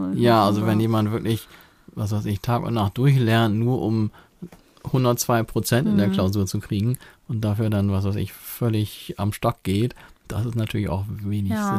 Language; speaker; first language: German; native; German